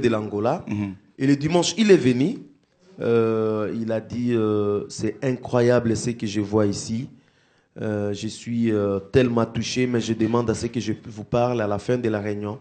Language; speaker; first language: French; non-native, local second language; Lingala